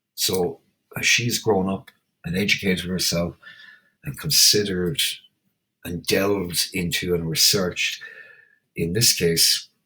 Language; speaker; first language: English; native; English